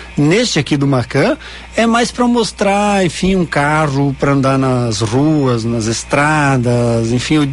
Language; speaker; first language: Portuguese; native; Portuguese